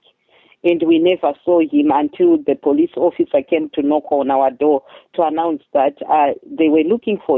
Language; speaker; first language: English; non-native, local second language; Shona